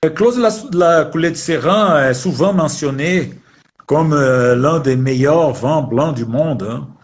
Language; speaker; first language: French; non-native, learner; Portuguese